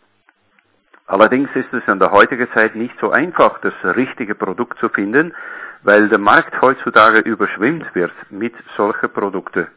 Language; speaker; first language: German; native; German